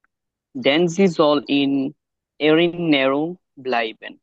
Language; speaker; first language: German; non-native, learner; Bangla